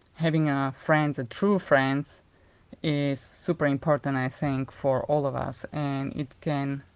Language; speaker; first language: English; non-native, fluent; Slovak